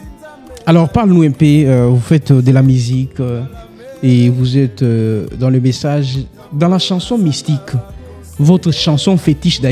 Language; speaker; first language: French; non-native, local second language; Lingala